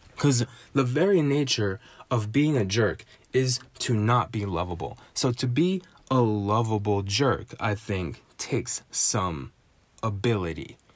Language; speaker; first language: English; native; English